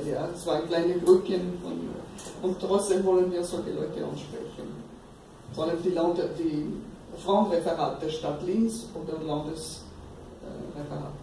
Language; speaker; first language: German; non-native, fluent; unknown